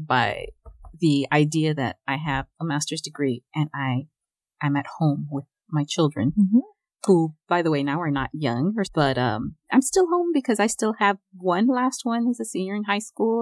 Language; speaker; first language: English; early bilingual, other home language; Spanish